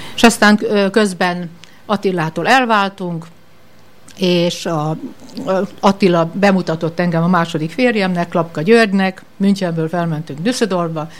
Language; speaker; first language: Hungarian; native; Hungarian